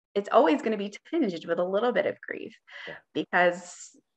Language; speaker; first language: English; native; English